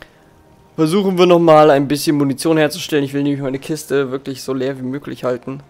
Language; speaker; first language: German; native; German